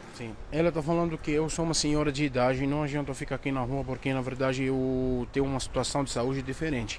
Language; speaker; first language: Portuguese; non-native, fluent; Arabic